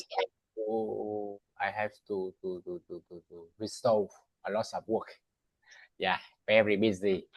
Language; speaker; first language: English; non-native, learner; Vietnamese